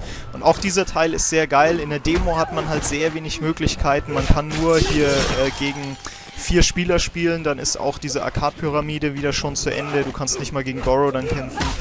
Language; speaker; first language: German; native; German